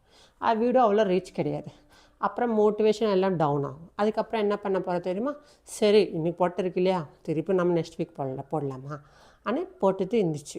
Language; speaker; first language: Tamil; non-native, local second language; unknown